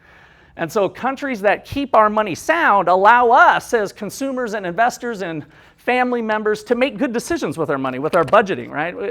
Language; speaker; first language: English; native; English